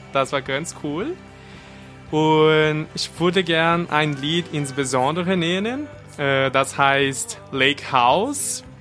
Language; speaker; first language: German; non-native, fluent; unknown